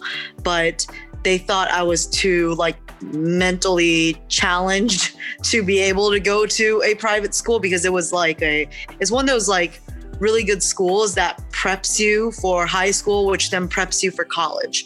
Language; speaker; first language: English; early bilingual, other home language; Chinese